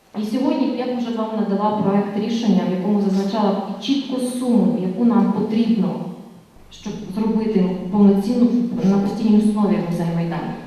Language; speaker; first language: Ukrainian; native; Ukrainian